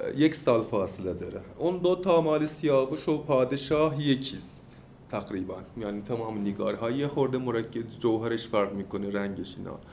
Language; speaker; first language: Persian; non-native, fluent; Turkish